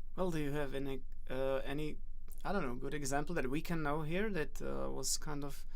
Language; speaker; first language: English; non-native, fluent; Czech